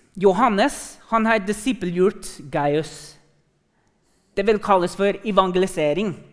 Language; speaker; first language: Norwegian; non-native, fluent; English